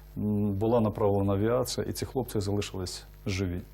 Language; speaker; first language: Ukrainian; native; Ukrainian